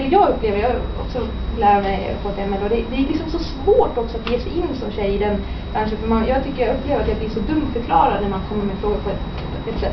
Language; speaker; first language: Swedish; native; Swedish